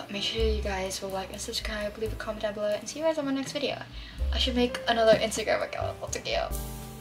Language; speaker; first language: English; non-native, local second language; Filipino